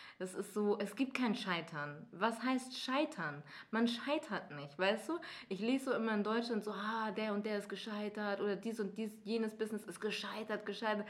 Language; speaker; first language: German; early bilingual, other home language; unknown